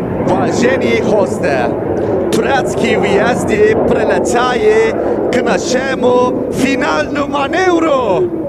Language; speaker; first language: Czech; non-native, learner; Turkish